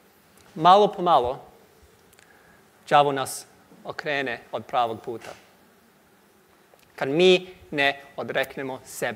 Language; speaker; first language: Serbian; non-native, learner; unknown